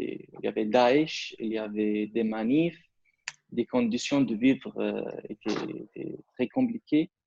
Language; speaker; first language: French; non-native, fluent; Arabic